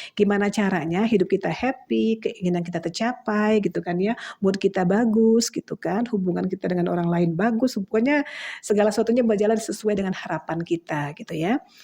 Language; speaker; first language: Indonesian; native; Indonesian